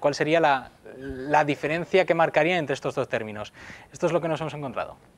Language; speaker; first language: Spanish; native; Spanish